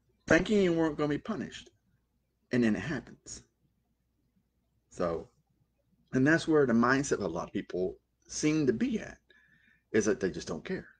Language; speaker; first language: English; native; English